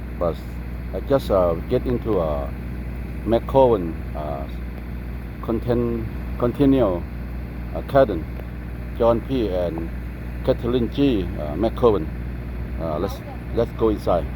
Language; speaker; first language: English; non-native, learner; Lao